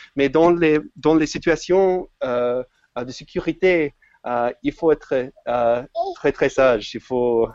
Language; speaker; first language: French; non-native, fluent; English